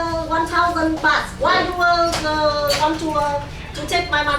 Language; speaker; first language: English; non-native, learner; Vietnamese